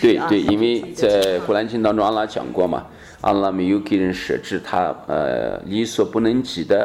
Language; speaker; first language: Chinese; native; Chinese